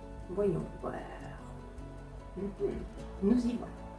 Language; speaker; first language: French; native; French